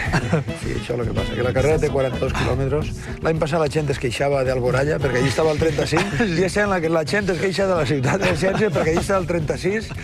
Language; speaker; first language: Catalan; native; Catalan